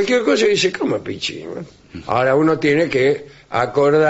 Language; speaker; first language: Spanish; native; Spanish